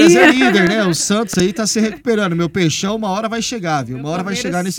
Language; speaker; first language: Portuguese; native; Portuguese